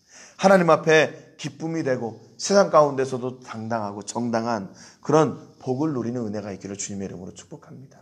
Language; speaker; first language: Korean; native; Korean